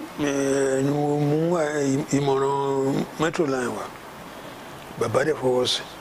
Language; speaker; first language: Yoruba; native; Yoruba